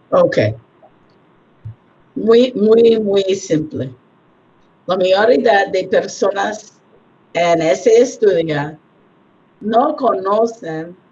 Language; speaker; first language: Spanish; non-native, learner; English